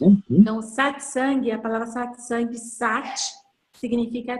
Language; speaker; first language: Portuguese; native; Portuguese